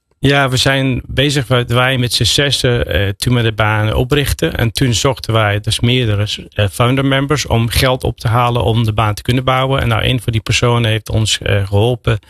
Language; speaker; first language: Dutch; non-native, fluent; English